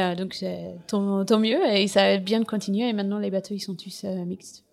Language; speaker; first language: French; non-native, fluent; English